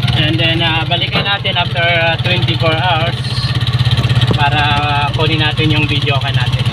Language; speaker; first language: Filipino; native; Filipino